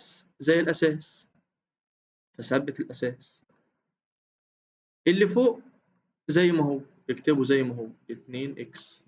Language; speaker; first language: Arabic; native; Arabic